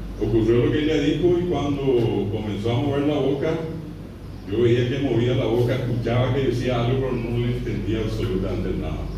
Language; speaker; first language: Spanish; non-native, local second language; Guarani